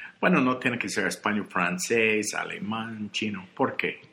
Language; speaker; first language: Spanish; non-native, learner; English